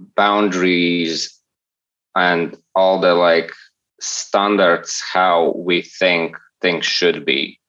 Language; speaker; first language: English; non-native, fluent; Latvian